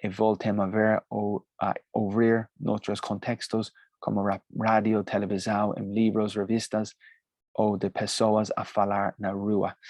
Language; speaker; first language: Portuguese; non-native, fluent; Spanish